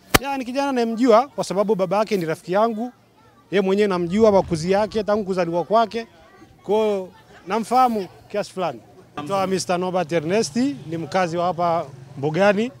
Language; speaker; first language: Swahili; native; Swahili